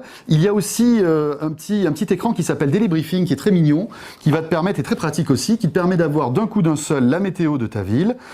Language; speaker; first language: French; native; French